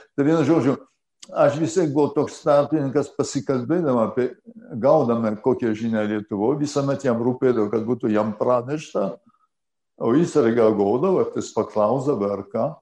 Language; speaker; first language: Lithuanian; early bilingual, heritage; Lithuanian